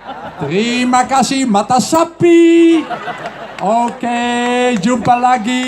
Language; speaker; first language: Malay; non-native, learner; Dutch